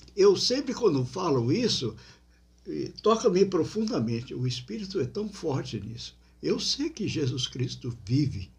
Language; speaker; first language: Portuguese; native; Portuguese